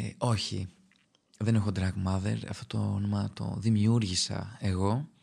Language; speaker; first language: Greek; early bilingual, other home language; Albanian